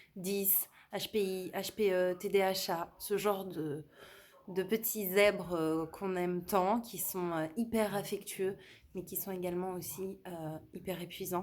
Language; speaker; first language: French; native; French